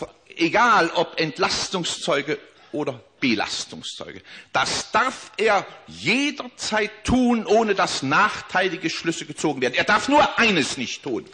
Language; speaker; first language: German; native; German